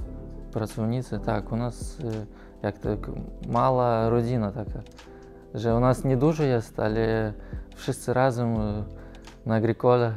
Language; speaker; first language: Polish; non-native, learner; Russian